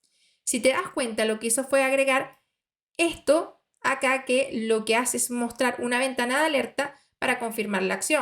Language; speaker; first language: Spanish; native; Spanish